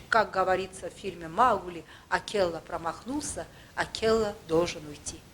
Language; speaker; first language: Russian; non-native, local second language; Armenian